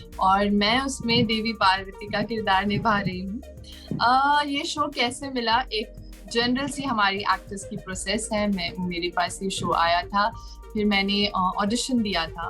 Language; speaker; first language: Hindi; native; Hindi